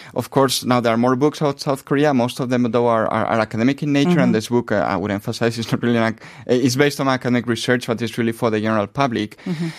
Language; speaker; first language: English; non-native, fluent; Spanish